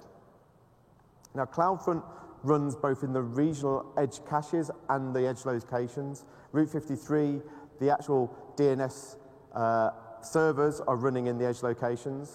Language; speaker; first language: English; native; English